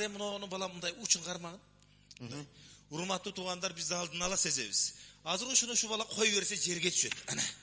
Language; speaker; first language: Kyrgyz; native; Kyrgyz